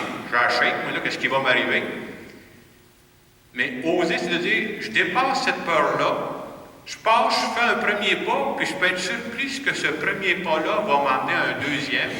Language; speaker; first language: French; native; French